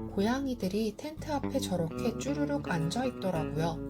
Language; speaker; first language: Korean; native; Korean